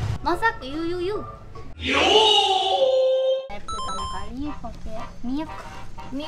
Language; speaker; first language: Indonesian; non-native, learner; Japanese